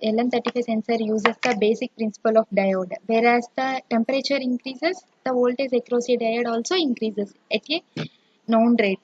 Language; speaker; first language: English; non-native, local second language; Telugu